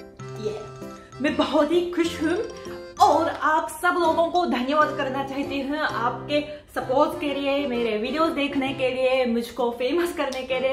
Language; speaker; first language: Hindi; non-native, fluent; Japanese